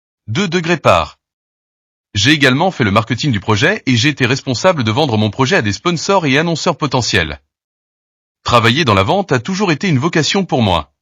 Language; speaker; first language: French; non-native, learner; Portuguese